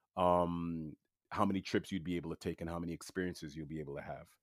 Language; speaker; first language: English; early bilingual, other home language; French